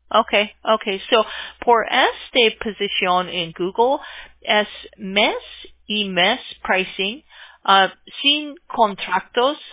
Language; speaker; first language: Spanish; non-native, learner; English